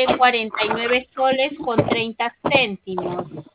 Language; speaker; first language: Spanish; native; Spanish